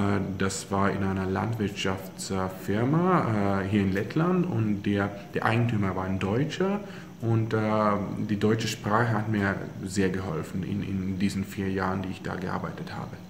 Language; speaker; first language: German; non-native, fluent; Latvian